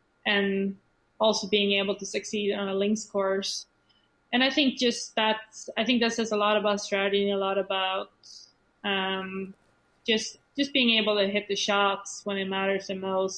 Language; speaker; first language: English; non-native, fluent; Swedish